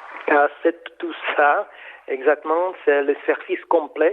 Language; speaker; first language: French; non-native, fluent; Czech